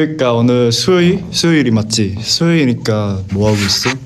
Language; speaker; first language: Korean; non-native, fluent; Chinese